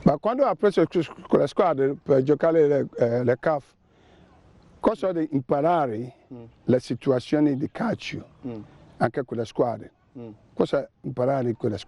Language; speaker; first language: Italian; non-native, learner; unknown